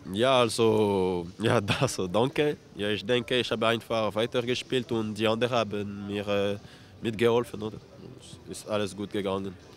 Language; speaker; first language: German; non-native, learner; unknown